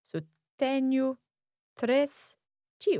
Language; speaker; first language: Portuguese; non-native, learner; English